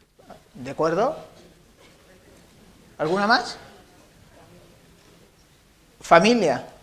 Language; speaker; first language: Spanish; native; Spanish